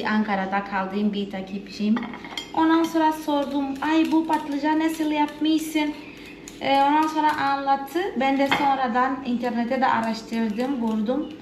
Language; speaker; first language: Turkish; non-native, fluent; Portuguese